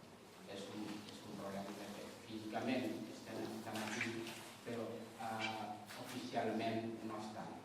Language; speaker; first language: Catalan; non-native, fluent; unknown